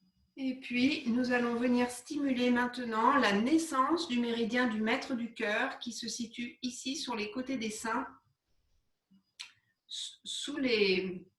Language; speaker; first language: French; native; French